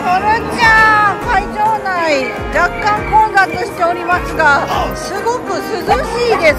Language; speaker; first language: Japanese; native; Japanese